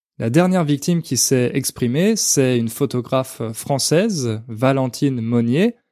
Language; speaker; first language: French; native; French